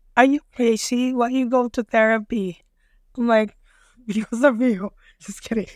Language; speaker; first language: English; non-native, local second language; Filipino